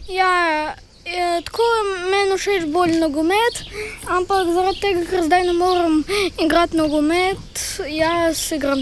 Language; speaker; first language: Slovenian; non-native, local second language; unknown